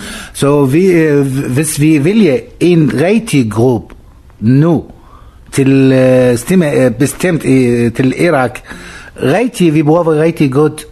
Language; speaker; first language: Danish; non-native, learner; Arabic